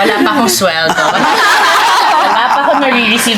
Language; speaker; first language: Filipino; native; Filipino